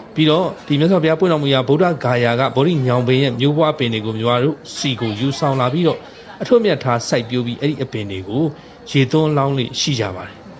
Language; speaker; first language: Burmese; native; Burmese